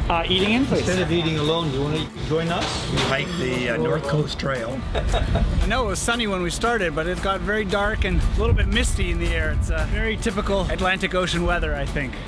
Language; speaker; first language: English; native; English